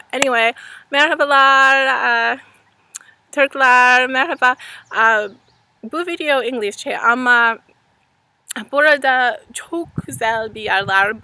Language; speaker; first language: Turkish; non-native, learner; English